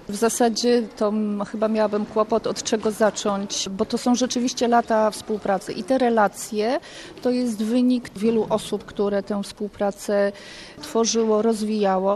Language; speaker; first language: Polish; native; Polish